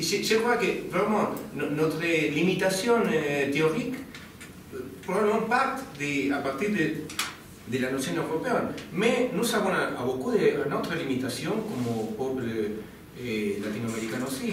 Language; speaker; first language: French; non-native, learner; Spanish